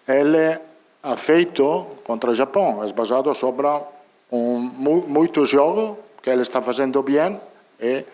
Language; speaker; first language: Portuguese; non-native, learner; Italian